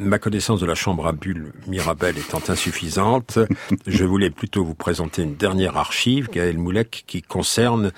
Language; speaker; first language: French; native; French